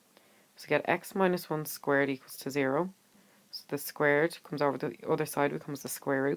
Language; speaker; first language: English; native; English